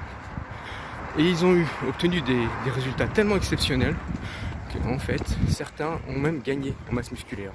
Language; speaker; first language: French; native; French